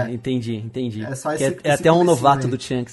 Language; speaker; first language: Portuguese; native; Portuguese